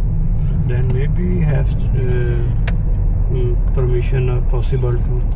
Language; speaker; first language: English; non-native, learner; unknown